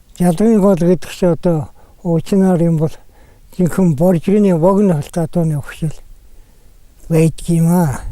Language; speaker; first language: Mongolian; native; Mongolian